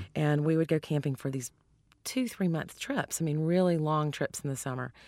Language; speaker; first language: English; native; English